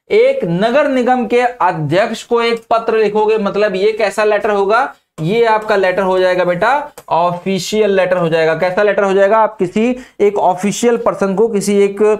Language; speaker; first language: Hindi; native; Hindi